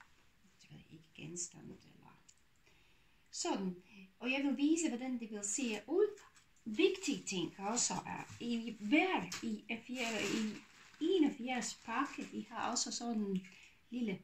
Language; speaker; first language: Danish; non-native, fluent; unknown